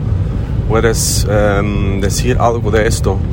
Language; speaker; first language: Spanish; non-native, learner; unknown